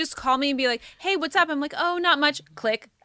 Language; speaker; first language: English; native; English